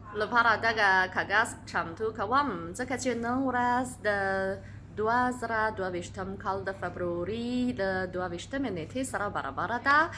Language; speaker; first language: Pashto; non-native, fluent; Chinese